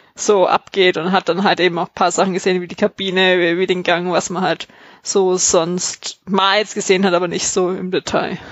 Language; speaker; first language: German; native; German